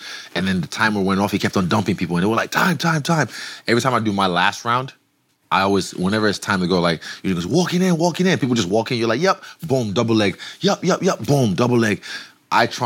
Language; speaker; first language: English; non-native, local second language; Yoruba